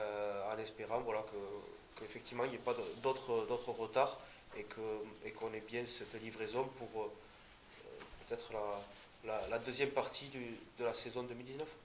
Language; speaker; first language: French; native; French